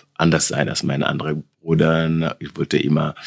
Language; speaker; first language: German; non-native, learner; Wolof